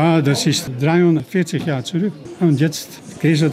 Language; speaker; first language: German; non-native, learner; Dutch